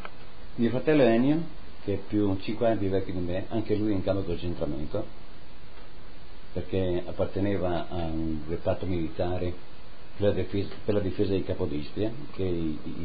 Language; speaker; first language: Italian; native; Italian